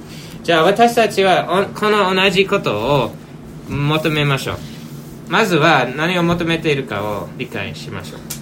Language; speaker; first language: Japanese; non-native, fluent; English